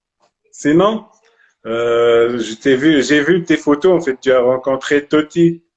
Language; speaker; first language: French; non-native, local second language; Arabic